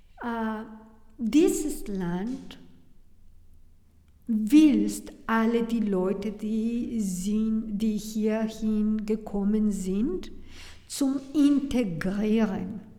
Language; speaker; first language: German; non-native, learner; Spanish